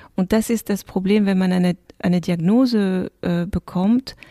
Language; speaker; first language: German; non-native, fluent; French